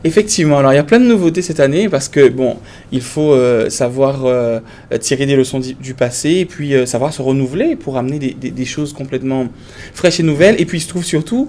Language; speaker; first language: French; native; French